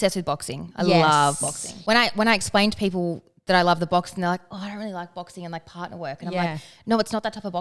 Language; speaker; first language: English; native; English